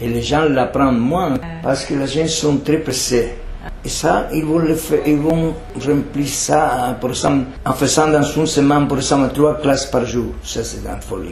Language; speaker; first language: French; non-native, fluent; Spanish